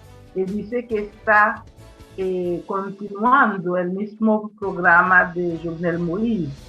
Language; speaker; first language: Spanish; non-native, fluent; Haitian Creole